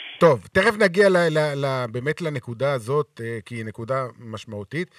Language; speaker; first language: Hebrew; native; Hebrew